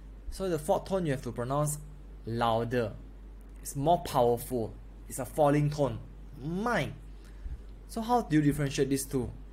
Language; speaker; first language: English; non-native, local second language; Chinese